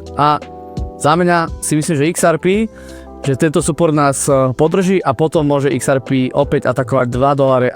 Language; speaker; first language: Slovak; native; Slovak